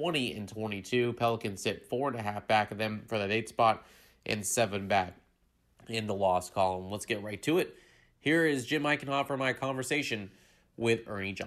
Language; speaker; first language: English; native; English